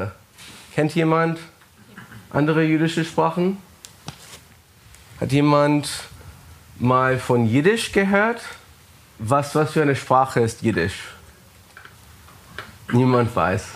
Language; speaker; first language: German; non-native, fluent; English